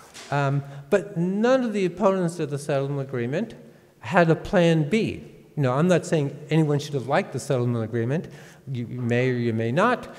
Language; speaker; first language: English; native; English